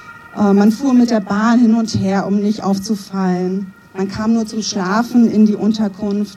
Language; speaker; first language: German; native; German